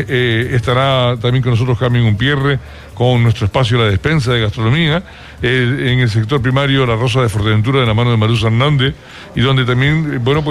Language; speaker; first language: Spanish; native; Spanish